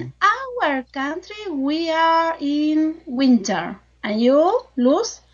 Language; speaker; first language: English; non-native, learner; Spanish